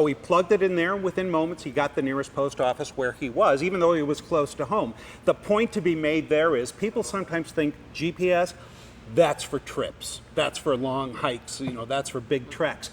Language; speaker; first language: English; native; English